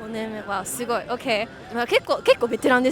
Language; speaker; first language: Japanese; non-native, learner; English